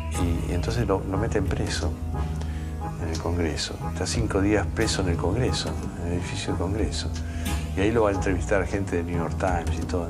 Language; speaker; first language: Spanish; native; Spanish